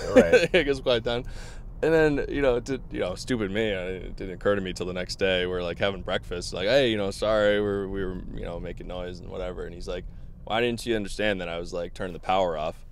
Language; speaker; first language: English; native; English